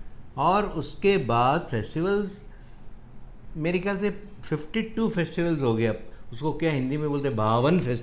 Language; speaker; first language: Hindi; non-native, local second language; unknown